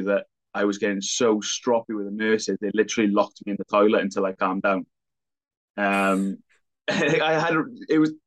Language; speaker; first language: English; native; English